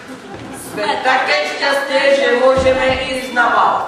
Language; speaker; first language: Czech; non-native, learner; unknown